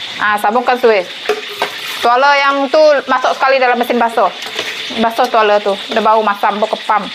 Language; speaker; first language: Malay; native; Malay